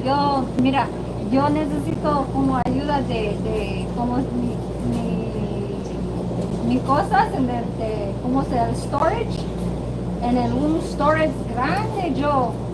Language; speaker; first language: Spanish; non-native, learner; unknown